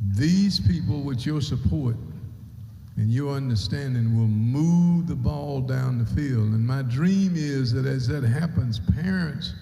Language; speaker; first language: English; native; English